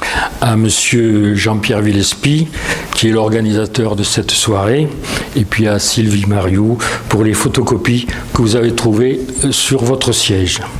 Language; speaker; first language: French; native; French